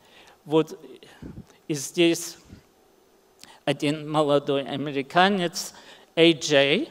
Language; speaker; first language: Russian; early bilingual, heritage; English